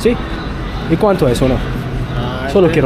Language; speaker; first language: Spanish; non-native, learner; English